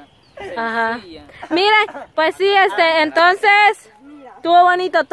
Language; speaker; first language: Spanish; native; Spanish